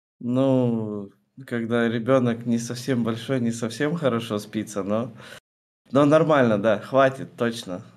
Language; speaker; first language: Russian; native; Russian